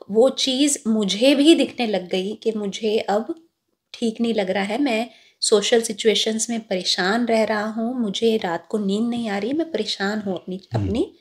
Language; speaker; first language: Hindi; native; Hindi